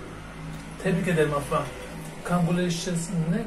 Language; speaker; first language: Turkish; native; Turkish